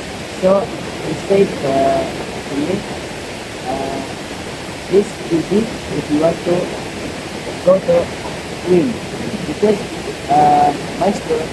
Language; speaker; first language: English; non-native, learner; Indonesian